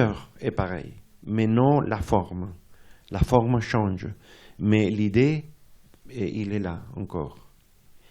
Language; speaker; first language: French; non-native, fluent; Spanish